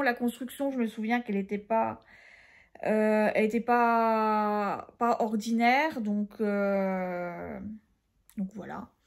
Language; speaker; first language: French; native; French